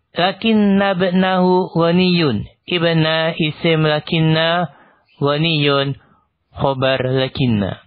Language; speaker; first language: Arabic; non-native, fluent; Indonesian